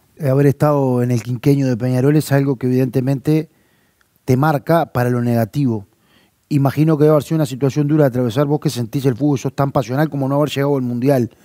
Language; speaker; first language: Spanish; native; Spanish